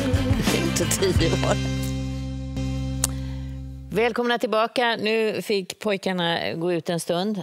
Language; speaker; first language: Swedish; native; Swedish